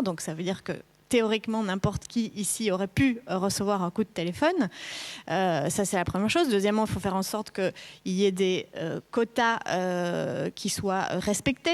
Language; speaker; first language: French; native; French